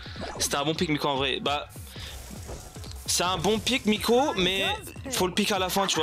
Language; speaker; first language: French; native; French